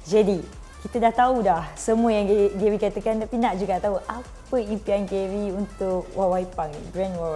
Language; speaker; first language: Malay; native; Malay